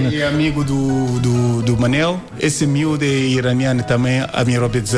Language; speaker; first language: Portuguese; non-native, learner; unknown